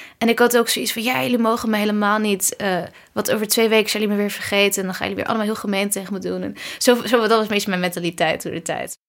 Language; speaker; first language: Dutch; early bilingual, other home language; Kurdish